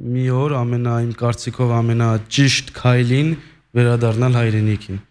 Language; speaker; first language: Armenian; early bilingual, heritage; Armenian